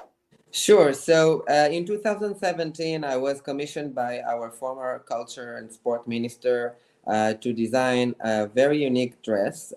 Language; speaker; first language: English; non-native, fluent; Hebrew